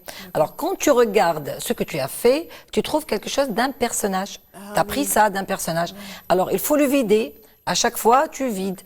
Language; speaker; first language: French; non-native, local second language; Arabic